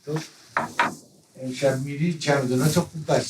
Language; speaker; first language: Persian; native; Persian